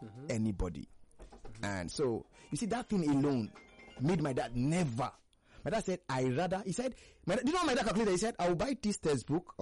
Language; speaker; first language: English; non-native, local second language; Hausa